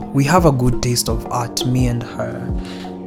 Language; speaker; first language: English; non-native, local second language; Swahili